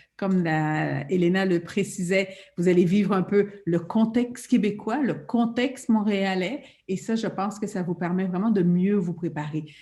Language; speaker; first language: French; native; French